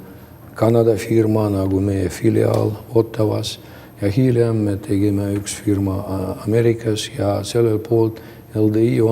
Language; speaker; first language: Estonian; non-native, local second language; Russian